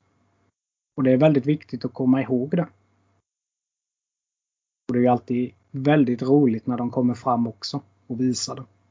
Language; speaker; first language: Swedish; native; Swedish